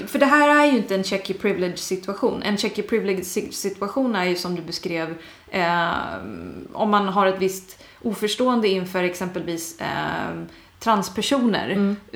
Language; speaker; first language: Swedish; early bilingual, other home language; Persian